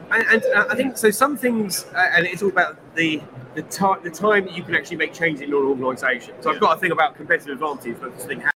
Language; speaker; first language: English; native; English